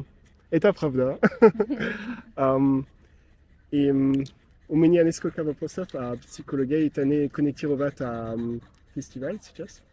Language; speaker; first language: Russian; non-native, learner; French